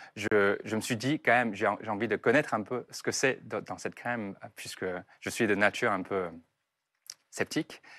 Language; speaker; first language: French; non-native, fluent; Chinese